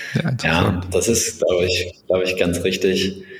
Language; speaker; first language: German; native; German